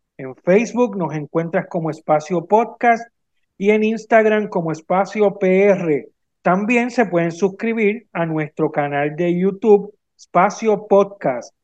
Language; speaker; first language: Spanish; native; Spanish